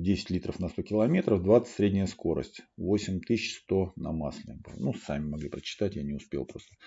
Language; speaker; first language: Russian; native; Russian